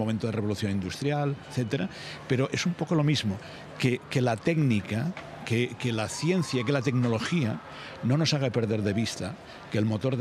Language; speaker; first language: Spanish; native; Spanish